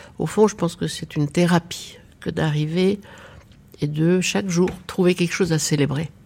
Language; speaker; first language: French; native; French